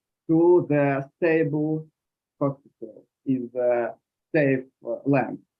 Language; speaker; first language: English; non-native, learner; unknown